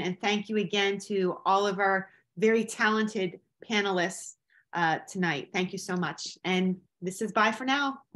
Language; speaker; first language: English; native; English